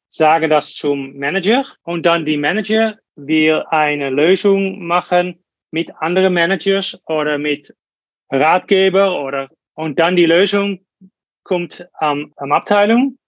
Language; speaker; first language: German; non-native, learner; Dutch